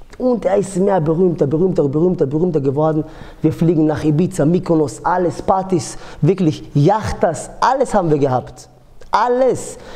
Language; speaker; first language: German; early bilingual, other home language; Georgian